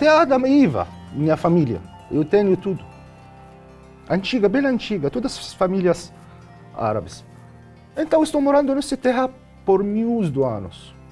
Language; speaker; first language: Portuguese; non-native, learner; Arabic